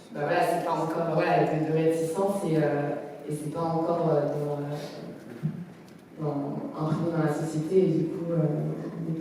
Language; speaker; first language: French; native; French